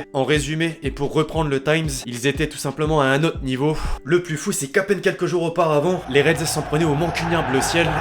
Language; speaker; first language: French; native; French